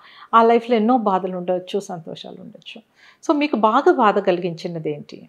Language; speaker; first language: Telugu; native; Telugu